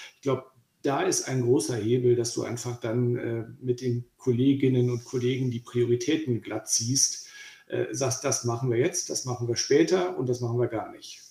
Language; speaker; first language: German; native; German